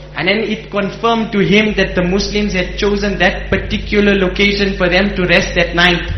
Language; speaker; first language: English; native; English